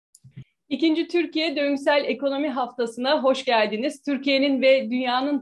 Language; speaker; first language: Turkish; native; Turkish